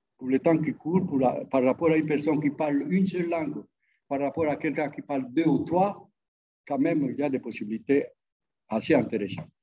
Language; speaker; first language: French; non-native, fluent; Spanish